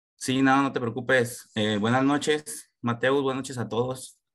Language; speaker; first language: Spanish; native; Spanish